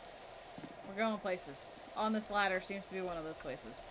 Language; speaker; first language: English; native; English